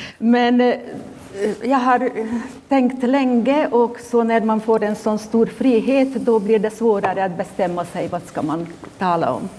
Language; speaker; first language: Swedish; non-native, fluent; Hungarian